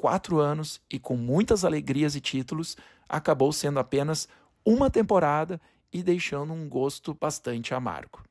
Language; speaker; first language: Portuguese; native; Portuguese